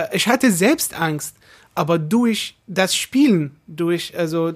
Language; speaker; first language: German; non-native, fluent; Arabic